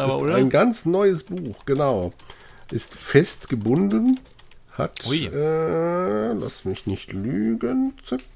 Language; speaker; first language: German; native; German